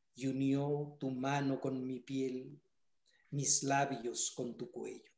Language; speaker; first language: Spanish; native; Spanish